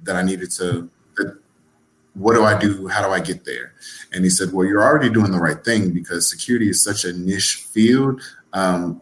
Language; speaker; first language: English; native; English